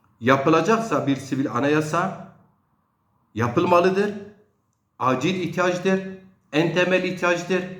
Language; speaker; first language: Turkish; non-native, local second language; Zaza